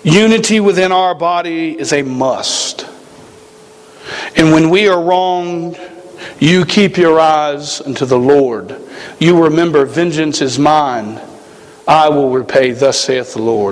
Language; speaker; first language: English; native; English